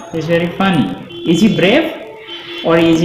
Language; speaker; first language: English; non-native, fluent; Bangla